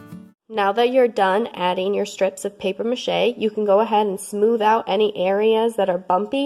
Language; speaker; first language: English; native; English